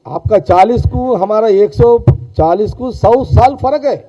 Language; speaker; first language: Hindi; non-native, local second language; Telugu